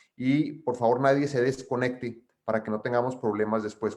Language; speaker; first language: Spanish; native; Spanish